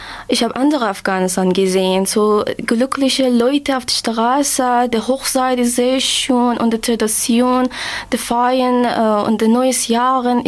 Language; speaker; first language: German; non-native, learner; Persian